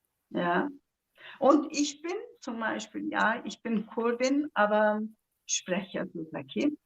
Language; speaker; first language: German; non-native, fluent; Zaza